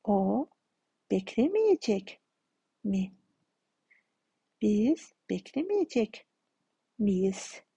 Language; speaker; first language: Turkish; non-native, fluent; Kazakh